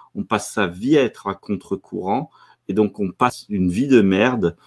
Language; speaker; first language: French; native; French